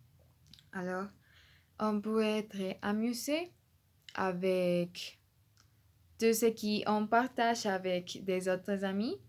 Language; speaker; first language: French; non-native, learner; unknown